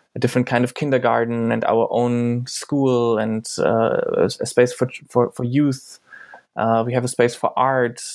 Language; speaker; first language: English; non-native, fluent; German